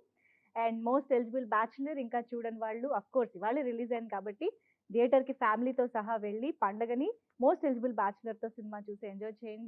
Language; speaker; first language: Telugu; native; Telugu